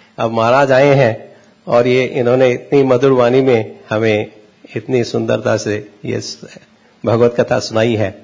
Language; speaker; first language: Hindi; native; Hindi